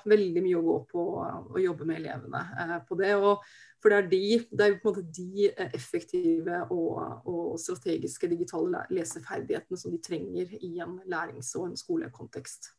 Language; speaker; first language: Norwegian; native; Norwegian